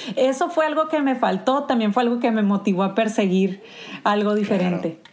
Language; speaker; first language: Spanish; native; Spanish